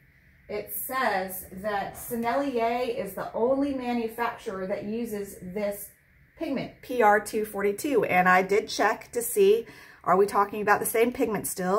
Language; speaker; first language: English; native; English